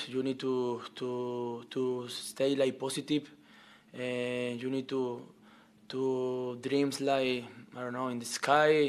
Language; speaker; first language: English; non-native, learner; Spanish